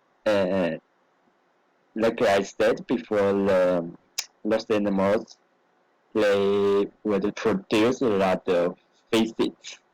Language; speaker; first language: English; non-native, learner; Chinese